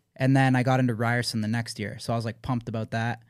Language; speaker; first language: English; native; English